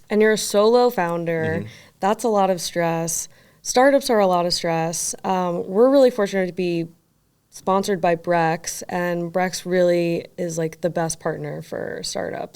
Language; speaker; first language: English; native; English